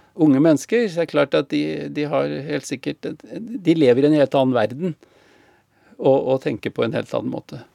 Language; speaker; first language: Norwegian; native; Norwegian